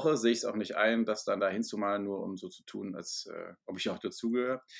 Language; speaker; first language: German; native; German